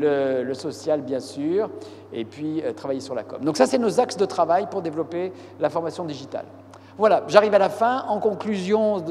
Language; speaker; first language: French; native; French